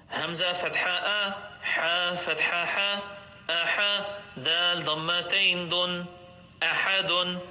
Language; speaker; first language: Arabic; non-native, fluent; Oromo